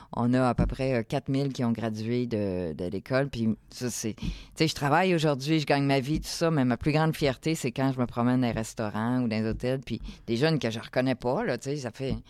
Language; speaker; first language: French; native; French